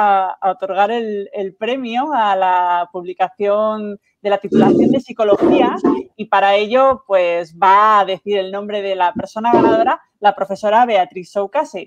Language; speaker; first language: Spanish; native; Spanish